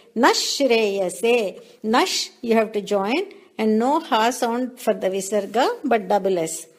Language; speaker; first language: English; non-native, local second language; Telugu